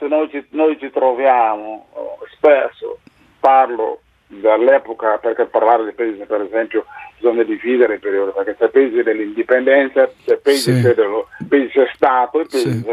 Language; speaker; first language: Italian; non-native, fluent; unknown